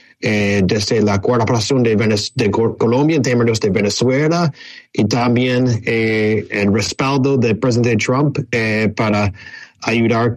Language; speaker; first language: Spanish; non-native, fluent; English